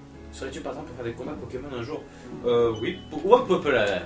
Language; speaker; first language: French; native; French